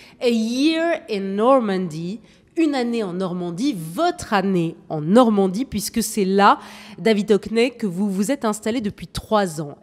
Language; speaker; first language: French; native; French